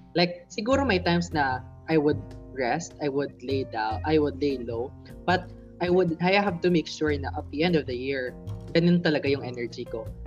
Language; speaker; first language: Filipino; native; Filipino